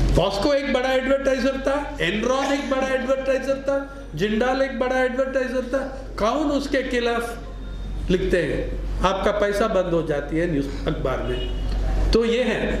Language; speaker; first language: Hindi; non-native, local second language; Telugu